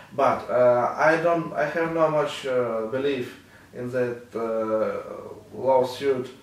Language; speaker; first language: English; non-native, learner; Ukrainian